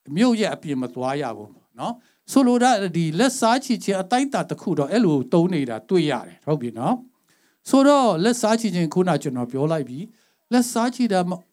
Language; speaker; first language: Burmese; non-native, local second language; Tedim Chin